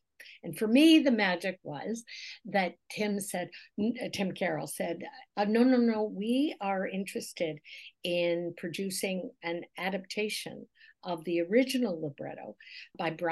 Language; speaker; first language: English; native; English